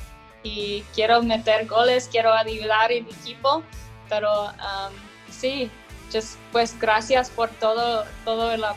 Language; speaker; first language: Spanish; non-native, learner; English